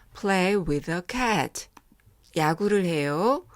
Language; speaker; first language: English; non-native, fluent; Korean